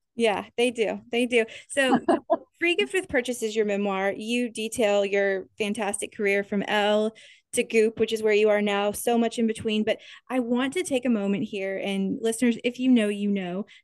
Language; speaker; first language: English; native; English